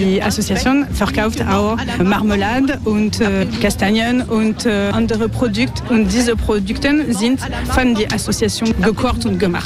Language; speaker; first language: German; non-native, learner; French